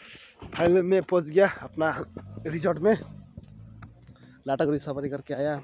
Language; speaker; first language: Hindi; non-native, local second language; Bangla